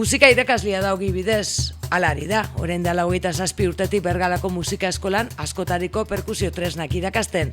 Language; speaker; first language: Basque; native; Basque